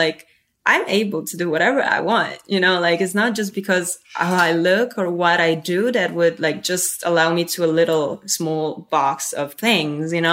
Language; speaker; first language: English; non-native, fluent; Italian